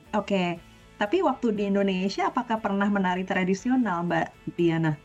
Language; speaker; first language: Indonesian; native; Indonesian